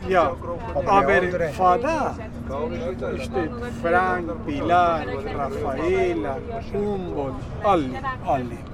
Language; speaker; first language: German; early bilingual, heritage; Spanish